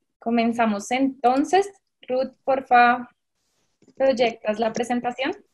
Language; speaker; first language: Spanish; native; Spanish